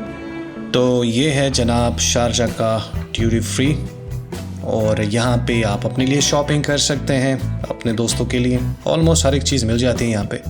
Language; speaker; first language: Urdu; non-native, local second language; Pashto